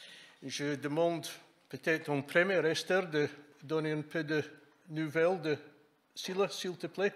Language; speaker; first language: French; non-native, fluent; English